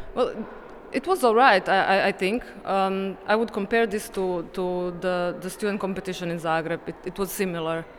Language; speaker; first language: English; non-native, fluent; Croatian